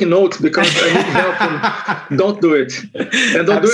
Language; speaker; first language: English; non-native, fluent; Portuguese